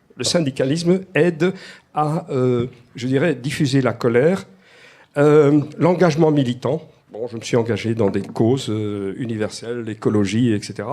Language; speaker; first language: French; native; French